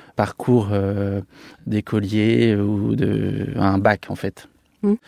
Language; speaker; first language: French; native; French